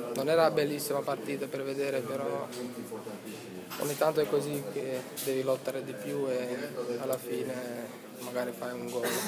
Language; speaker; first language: Italian; non-native, fluent; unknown